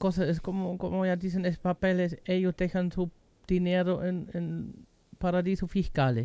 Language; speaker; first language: Spanish; non-native, learner; German